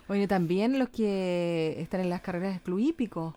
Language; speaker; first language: Spanish; native; Spanish